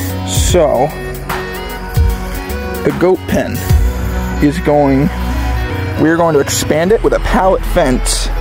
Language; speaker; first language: English; native; English